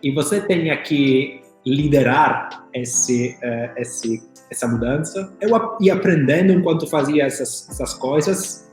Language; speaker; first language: Portuguese; non-native, fluent; Italian